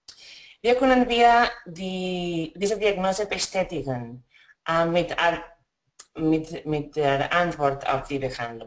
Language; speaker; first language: German; non-native, fluent; Spanish